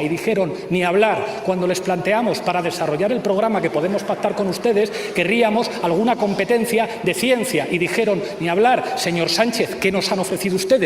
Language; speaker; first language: Spanish; native; Spanish